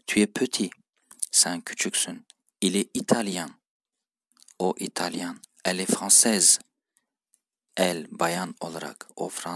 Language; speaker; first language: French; non-native, fluent; Turkish